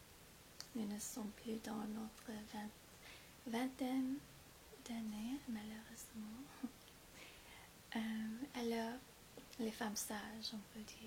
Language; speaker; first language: French; non-native, fluent; English